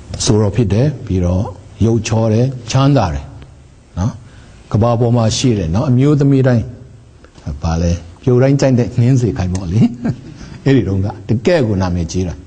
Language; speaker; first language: Burmese; non-native, local second language; Tedim Chin